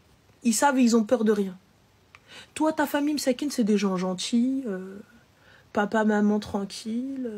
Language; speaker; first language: French; native; French